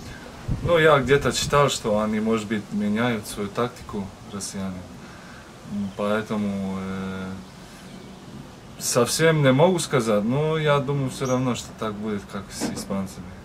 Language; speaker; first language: Russian; non-native, learner; Croatian